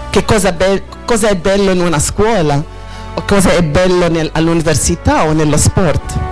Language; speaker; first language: Italian; non-native, fluent; Arabic